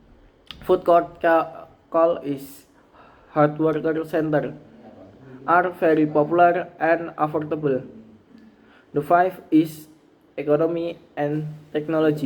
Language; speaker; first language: English; non-native, learner; Indonesian